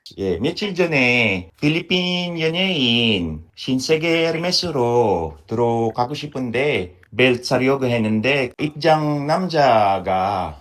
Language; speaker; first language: Korean; non-native, learner; Filipino